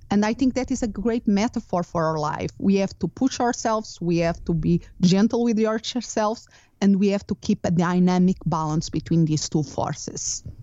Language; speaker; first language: English; non-native, fluent; Portuguese